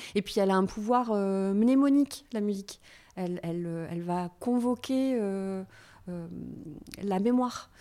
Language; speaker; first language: French; native; French